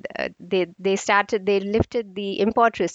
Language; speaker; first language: English; non-native, local second language; Marathi